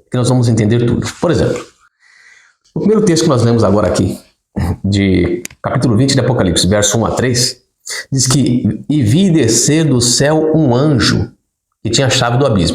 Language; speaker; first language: Portuguese; native; Portuguese